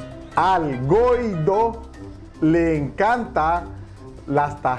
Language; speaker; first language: Spanish; native; Spanish